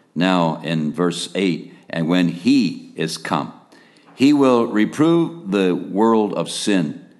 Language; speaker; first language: English; native; English